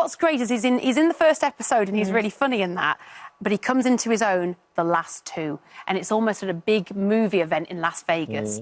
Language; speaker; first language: English; native; English